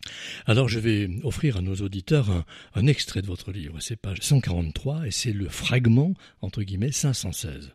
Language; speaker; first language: French; native; French